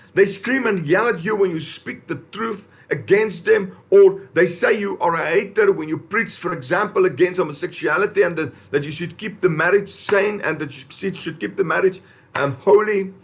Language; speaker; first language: English; non-native, local second language; Afrikaans